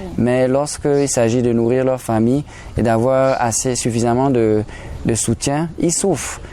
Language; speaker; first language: French; non-native, local second language; German